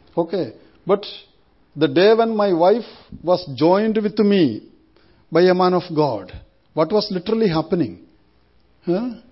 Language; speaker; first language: English; non-native, local second language; Malayalam